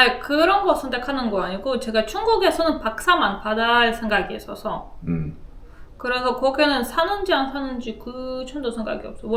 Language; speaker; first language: Korean; non-native, fluent; Russian